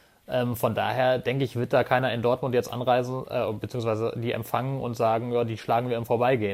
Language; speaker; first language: German; native; German